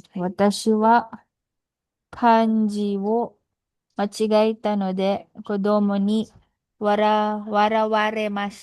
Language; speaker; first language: Japanese; non-native, learner; Filipino